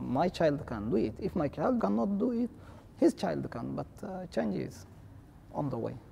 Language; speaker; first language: English; non-native, fluent; Tigrinya